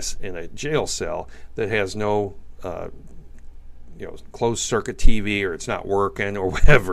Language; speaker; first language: English; native; English